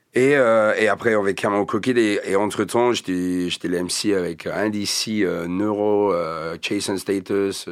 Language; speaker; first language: French; non-native, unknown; English